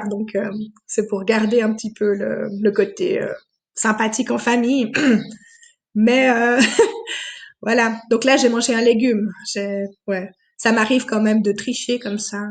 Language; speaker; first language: French; native; French